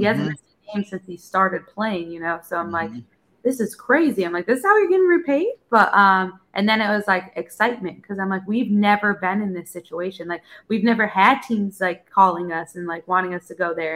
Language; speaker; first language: English; native; English